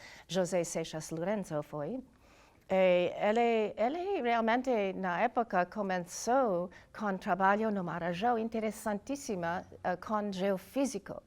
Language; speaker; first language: Portuguese; non-native, learner; English